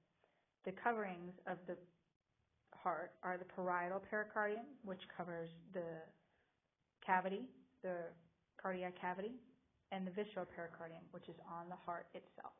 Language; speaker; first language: English; native; English